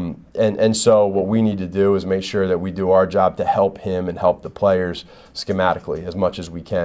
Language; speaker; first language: English; native; English